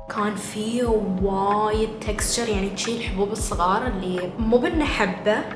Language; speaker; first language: Arabic; early bilingual, heritage; Arabic